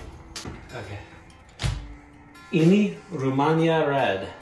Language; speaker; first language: Indonesian; non-native, learner; English